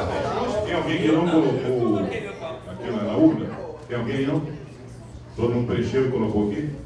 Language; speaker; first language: Portuguese; native; Portuguese